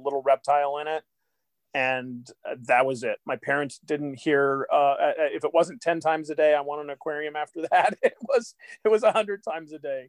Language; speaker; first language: English; native; English